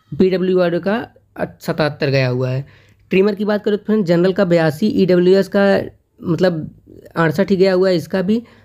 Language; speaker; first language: Hindi; native; Hindi